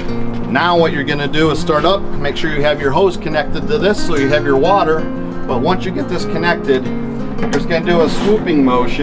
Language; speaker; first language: English; native; English